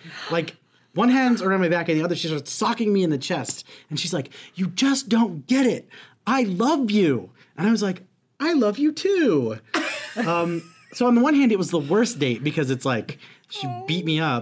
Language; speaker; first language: English; native; English